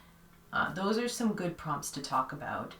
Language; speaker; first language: English; native; English